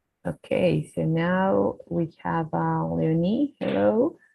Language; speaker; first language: English; non-native, fluent; Spanish